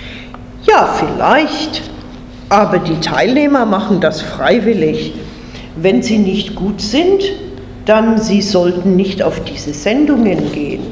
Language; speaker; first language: German; non-native, fluent; English